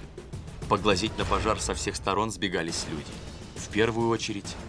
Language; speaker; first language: Russian; native; Russian